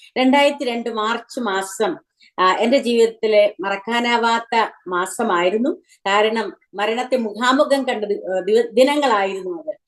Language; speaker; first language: Malayalam; native; Malayalam